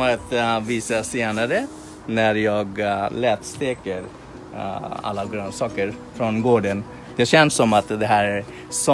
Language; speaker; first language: Swedish; non-native, fluent; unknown